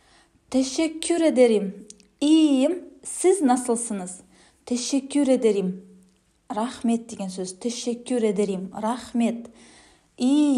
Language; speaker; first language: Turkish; non-native, fluent; Kazakh